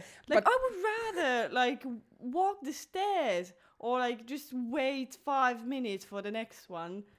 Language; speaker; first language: English; non-native, fluent; Finnish